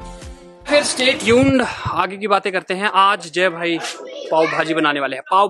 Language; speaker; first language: Hindi; native; Hindi